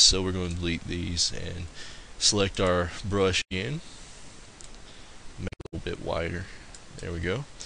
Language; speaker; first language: English; native; English